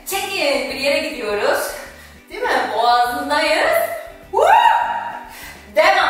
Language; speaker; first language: Turkish; non-native, fluent; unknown